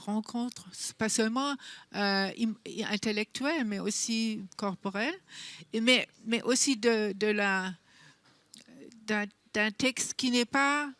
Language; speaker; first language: French; non-native, fluent; German